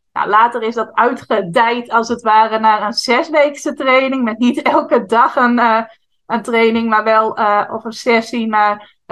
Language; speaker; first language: Dutch; native; Dutch